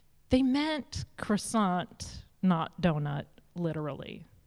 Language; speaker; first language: English; native; English